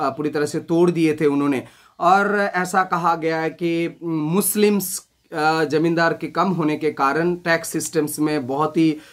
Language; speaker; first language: Hindi; non-native, local second language; Bangla